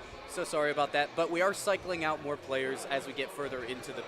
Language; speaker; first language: English; native; English